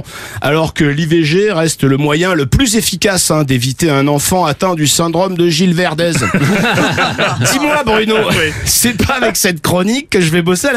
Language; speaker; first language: French; native; French